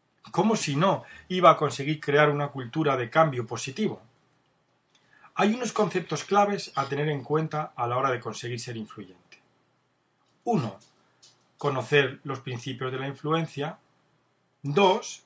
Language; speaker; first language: Spanish; native; Spanish